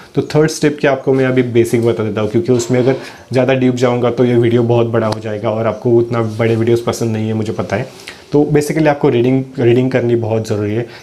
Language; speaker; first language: Hindi; non-native, local second language; Marathi